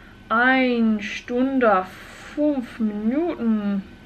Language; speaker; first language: German; non-native, learner; English